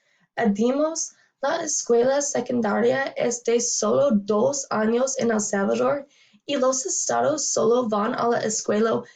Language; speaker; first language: Spanish; non-native, learner; English